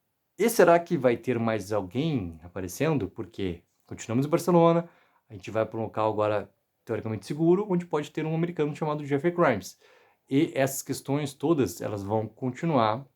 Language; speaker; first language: Portuguese; native; Portuguese